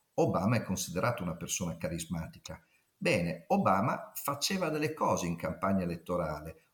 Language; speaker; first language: Italian; native; Italian